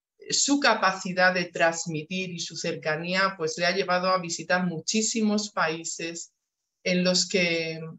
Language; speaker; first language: Spanish; native; Spanish